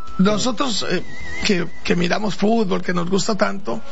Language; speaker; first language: Spanish; native; Spanish